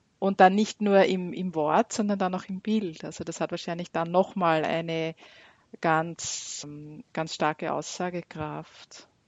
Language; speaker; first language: German; native; German